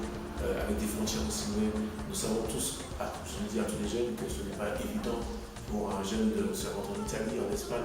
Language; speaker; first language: French; native; French